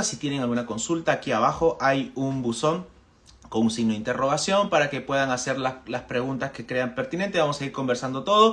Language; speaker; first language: Spanish; native; Spanish